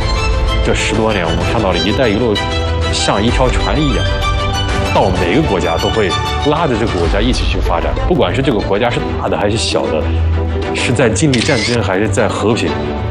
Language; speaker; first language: Chinese; early bilingual, other home language; Arabic